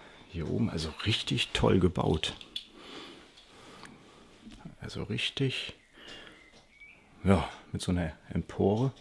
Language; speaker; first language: German; native; German